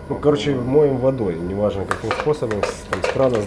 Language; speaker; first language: Russian; native; Russian